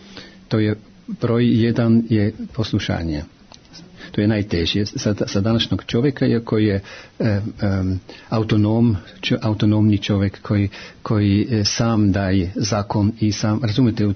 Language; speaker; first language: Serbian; non-native, fluent; German